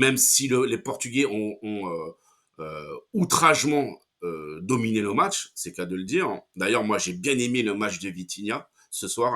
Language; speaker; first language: French; native; French